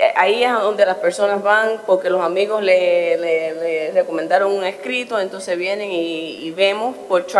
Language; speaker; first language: Spanish; early bilingual, heritage; Spanish